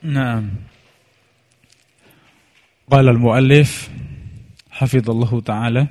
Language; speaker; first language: Arabic; non-native, fluent; Indonesian